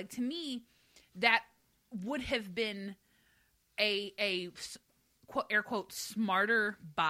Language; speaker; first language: English; native; English